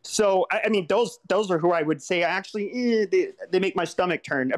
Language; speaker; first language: English; native; English